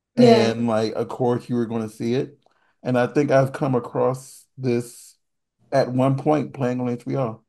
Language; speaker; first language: English; native; English